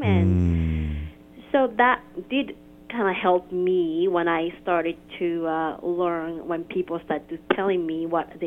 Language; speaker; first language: English; non-native, fluent; Japanese